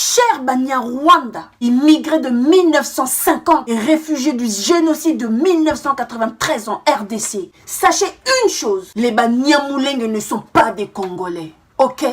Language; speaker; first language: French; non-native, local second language; Kongo